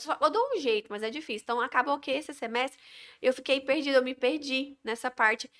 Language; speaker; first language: Portuguese; native; Portuguese